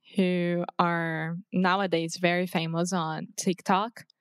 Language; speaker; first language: English; non-native, fluent; Portuguese